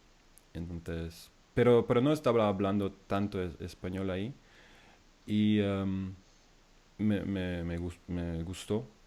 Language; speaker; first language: Spanish; non-native, fluent; German